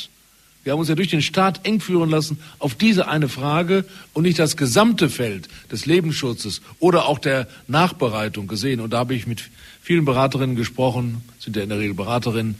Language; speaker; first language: German; native; German